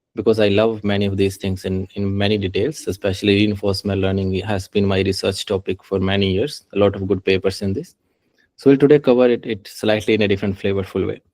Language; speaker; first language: English; non-native, local second language; Punjabi